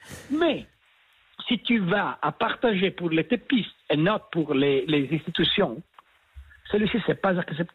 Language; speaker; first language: French; non-native, fluent; Italian